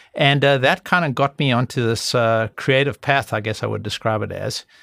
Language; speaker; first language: English; native; English